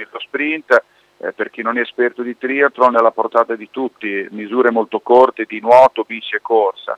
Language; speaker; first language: Italian; native; Italian